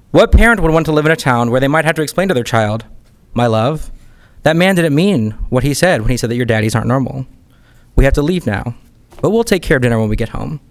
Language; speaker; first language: English; native; English